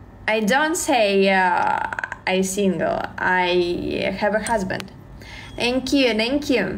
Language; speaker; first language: English; non-native, learner; Russian